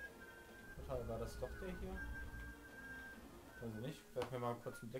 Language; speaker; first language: German; native; German